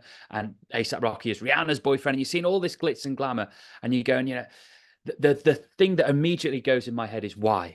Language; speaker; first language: English; native; English